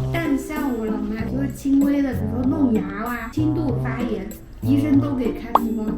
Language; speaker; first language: Chinese; native; Chinese